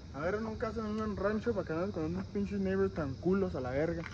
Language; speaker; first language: Spanish; early bilingual, other home language; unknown